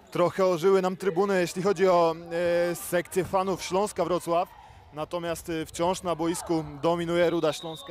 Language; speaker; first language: Polish; native; Polish